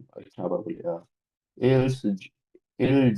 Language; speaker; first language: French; non-native, learner; Bangla